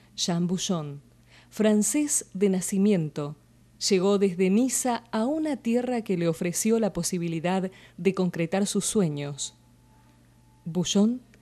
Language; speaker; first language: Spanish; native; Spanish